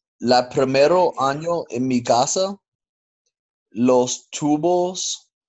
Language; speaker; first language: Spanish; non-native, learner; English